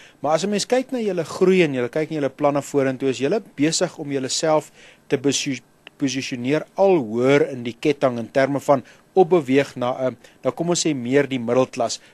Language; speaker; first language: Afrikaans; native; Afrikaans